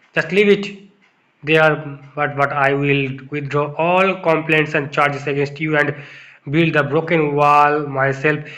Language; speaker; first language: English; non-native, local second language; Bangla